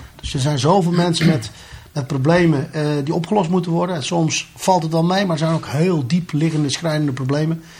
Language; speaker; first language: Dutch; native; Dutch